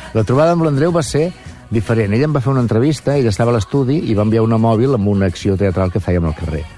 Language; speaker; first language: Catalan; native; Catalan